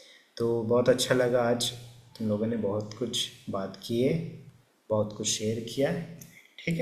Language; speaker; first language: Hindi; native; Hindi